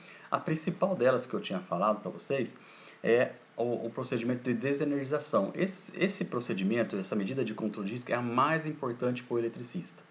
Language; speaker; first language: Portuguese; native; Portuguese